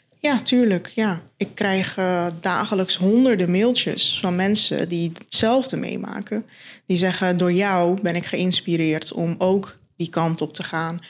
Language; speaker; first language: Dutch; non-native, local second language; Turkish